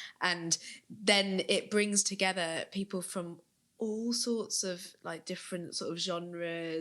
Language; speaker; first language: English; native; English